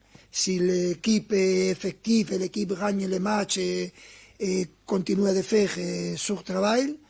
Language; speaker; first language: French; non-native, fluent; Spanish